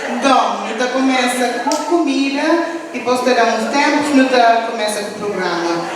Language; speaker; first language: Portuguese; early bilingual, heritage; Portuguese